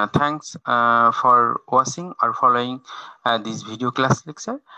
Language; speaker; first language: English; non-native, local second language; Bangla